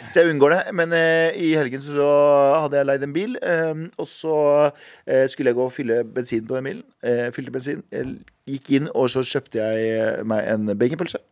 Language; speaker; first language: Norwegian; early bilingual, other home language; Kurdish